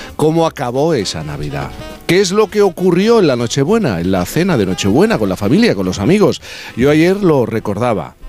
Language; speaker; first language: Spanish; native; Spanish